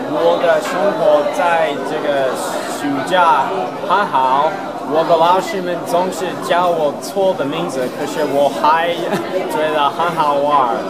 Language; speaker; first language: Chinese; non-native, learner; English